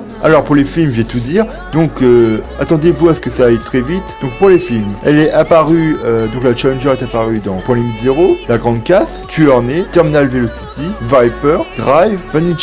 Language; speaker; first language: French; native; French